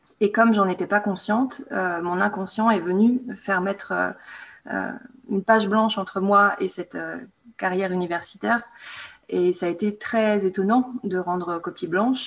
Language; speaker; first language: French; native; French